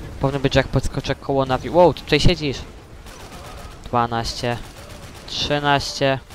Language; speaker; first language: Polish; native; Polish